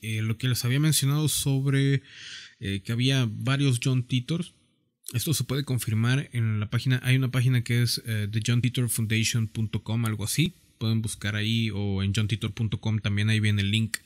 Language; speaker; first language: Spanish; native; Spanish